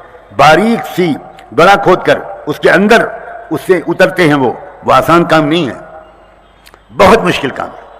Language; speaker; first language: Urdu; native; Urdu